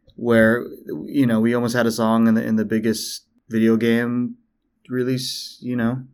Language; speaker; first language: English; early bilingual, other home language; Filipino